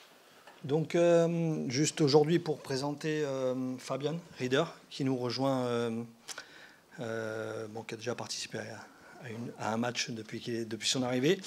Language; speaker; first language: French; native; French